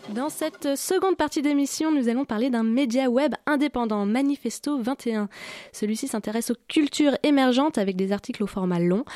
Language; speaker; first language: French; native; French